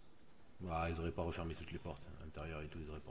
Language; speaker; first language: French; native; French